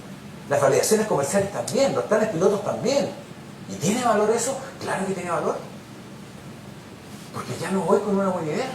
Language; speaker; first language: Spanish; native; Spanish